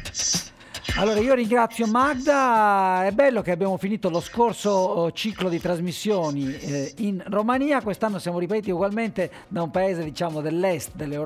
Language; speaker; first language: Italian; native; Italian